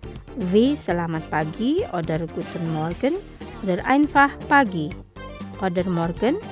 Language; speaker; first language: German; non-native, fluent; Indonesian